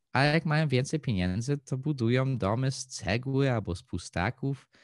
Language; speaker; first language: Polish; early bilingual, heritage; Polish